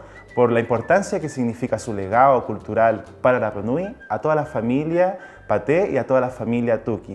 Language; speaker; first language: Spanish; native; Spanish